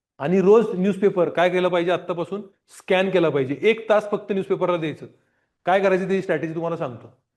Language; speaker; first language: Marathi; non-native, local second language; Gujarati